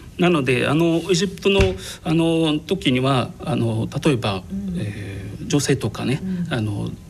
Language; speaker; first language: Japanese; non-native, fluent; Arabic